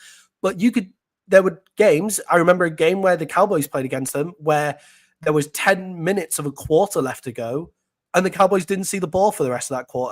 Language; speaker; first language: English; native; English